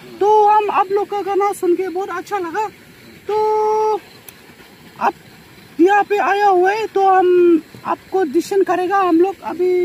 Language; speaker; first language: Hindi; non-native, local second language; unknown